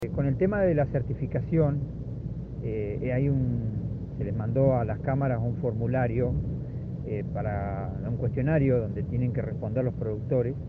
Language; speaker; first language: Spanish; native; Spanish